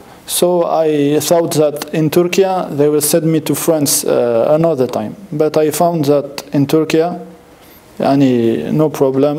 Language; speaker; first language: English; non-native, learner; French